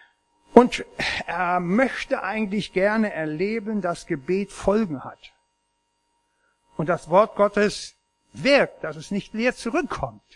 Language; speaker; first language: German; native; German